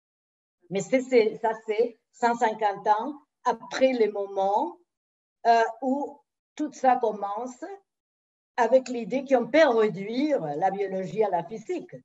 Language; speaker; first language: French; non-native, fluent; Spanish